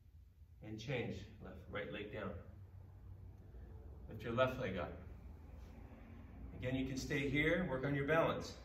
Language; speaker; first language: English; native; English